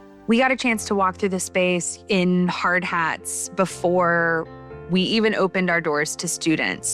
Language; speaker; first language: English; native; English